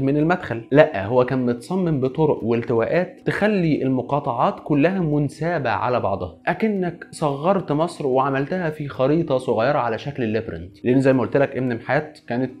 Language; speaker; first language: Arabic; native; Arabic